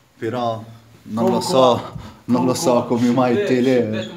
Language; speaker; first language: Italian; non-native, fluent; Arabic